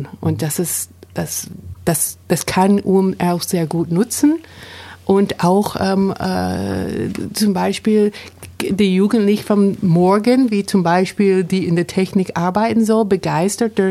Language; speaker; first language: German; non-native, fluent; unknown